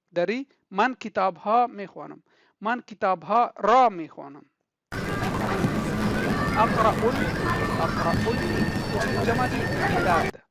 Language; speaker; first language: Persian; non-native, local second language; Pashto